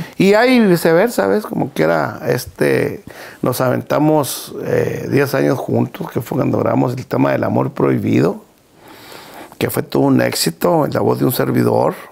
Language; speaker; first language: Spanish; native; Spanish